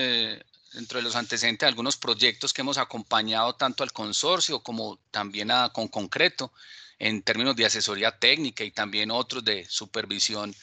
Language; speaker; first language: Spanish; native; Spanish